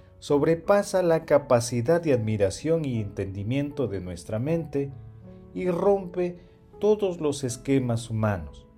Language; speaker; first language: Spanish; native; Spanish